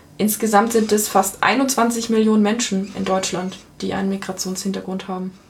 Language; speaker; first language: German; native; German